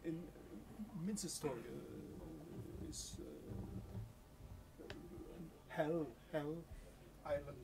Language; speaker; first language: English; non-native, learner; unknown